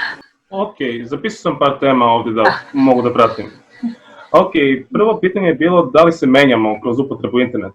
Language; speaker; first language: Bosnian; native; Bosnian